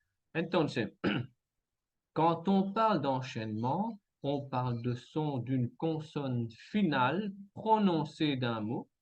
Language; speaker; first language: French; non-native, fluent; Spanish